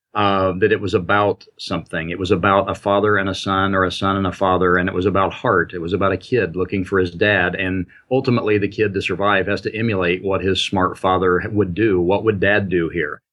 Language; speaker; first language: English; native; English